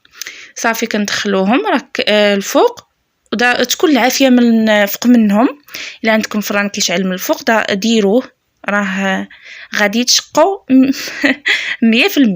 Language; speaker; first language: Arabic; native; Arabic